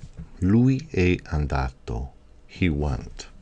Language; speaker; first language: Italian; non-native, fluent; English